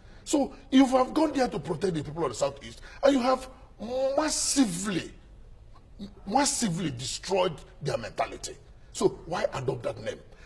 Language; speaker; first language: English; non-native, local second language; Igbo